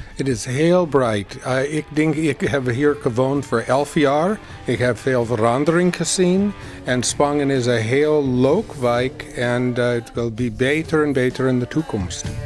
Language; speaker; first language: Dutch; non-native, learner; English